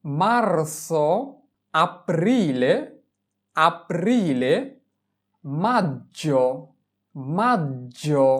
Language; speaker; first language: Italian; non-native, fluent; Bangla